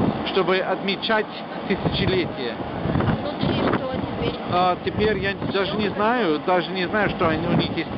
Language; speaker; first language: Russian; non-native, fluent; English